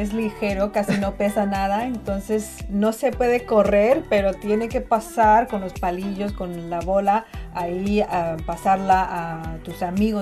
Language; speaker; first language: Spanish; non-native, fluent; Chinese